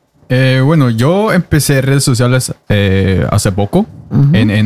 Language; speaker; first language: Spanish; non-native, fluent; Norwegian